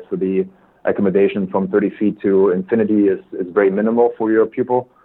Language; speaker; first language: English; non-native, fluent; German